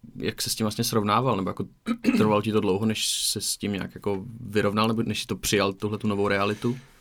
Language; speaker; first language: Czech; native; Czech